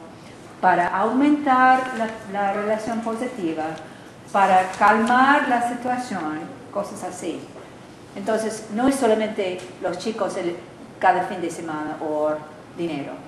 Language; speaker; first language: Spanish; non-native, learner; English